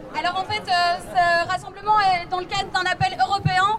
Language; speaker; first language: French; native; French